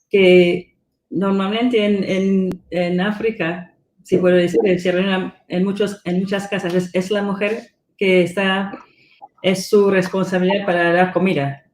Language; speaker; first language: Spanish; non-native, fluent; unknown